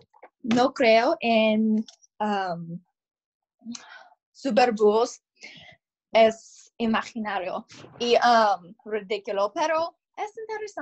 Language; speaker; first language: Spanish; non-native, learner; English